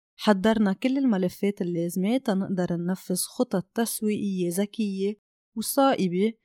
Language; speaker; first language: Arabic; non-native, local second language; Armenian